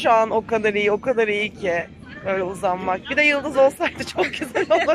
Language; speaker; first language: Turkish; native; Turkish